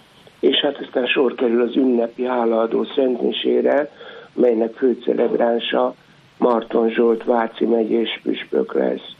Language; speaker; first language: Hungarian; native; Hungarian